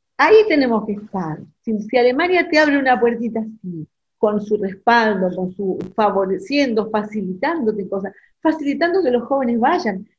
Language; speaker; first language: Spanish; non-native, local second language; German